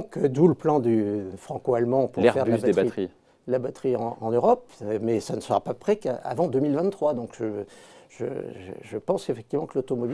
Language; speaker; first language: French; native; French